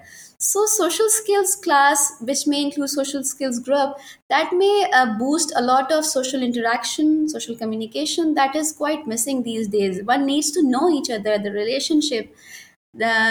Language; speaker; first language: English; non-native, local second language; Urdu